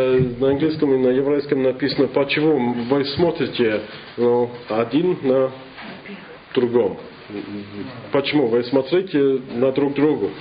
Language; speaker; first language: Russian; non-native, fluent; English